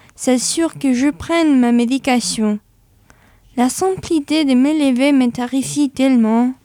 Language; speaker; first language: French; non-native, fluent; Spanish